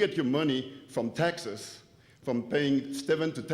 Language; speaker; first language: English; non-native, fluent; French